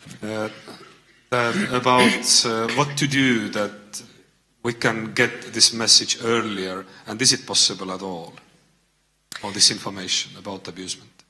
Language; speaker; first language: English; non-native, learner; Estonian